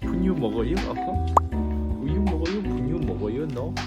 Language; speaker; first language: Korean; non-native, learner; Mongolian